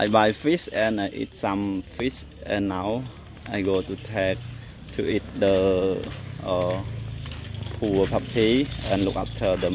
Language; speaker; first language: English; non-native, learner; Vietnamese